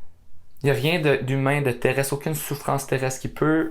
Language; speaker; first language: French; native; French